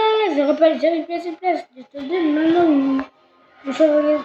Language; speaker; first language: French; native; French